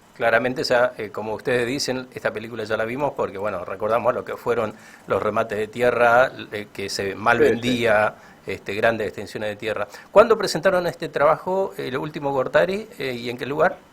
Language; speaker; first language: Spanish; native; Spanish